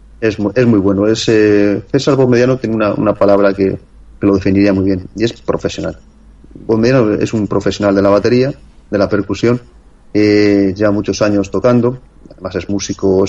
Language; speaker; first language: Spanish; native; Spanish